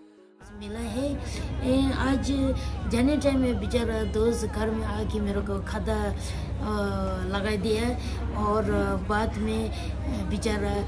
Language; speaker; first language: Hindi; non-native, local second language; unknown